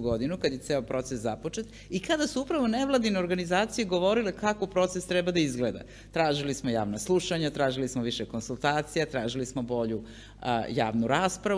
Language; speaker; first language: Serbian; native; Serbian